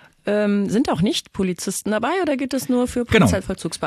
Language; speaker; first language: German; native; German